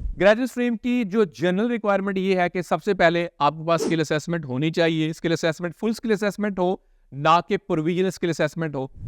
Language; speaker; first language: Urdu; non-native, local second language; Punjabi